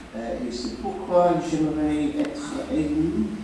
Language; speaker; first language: French; non-native, learner; English